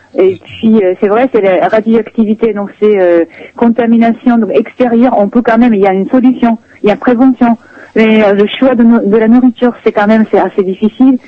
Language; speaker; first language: French; non-native, fluent; Japanese